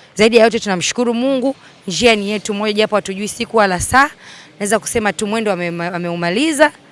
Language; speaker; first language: Swahili; native; Swahili